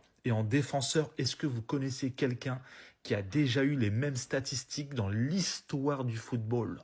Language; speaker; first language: French; native; French